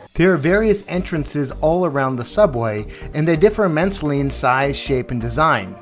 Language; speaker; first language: English; native; English